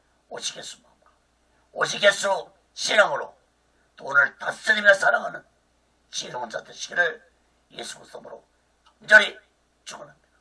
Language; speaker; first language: Korean; native; Korean